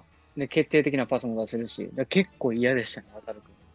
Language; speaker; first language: Japanese; native; Japanese